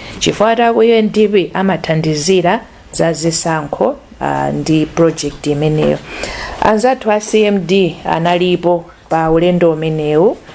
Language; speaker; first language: Nyanja; native; Nyanja